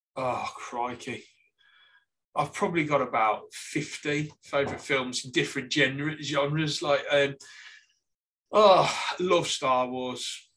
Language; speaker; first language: English; native; English